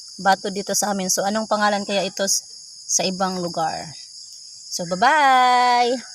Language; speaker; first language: Filipino; non-native, local second language; Cebuano